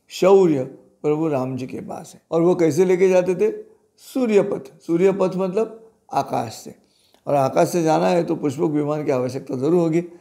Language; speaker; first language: Hindi; non-native, local second language; Marathi